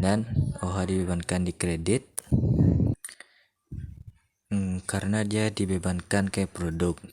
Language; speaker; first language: Indonesian; native; Indonesian